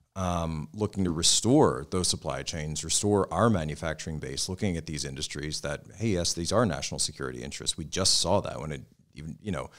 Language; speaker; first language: English; native; English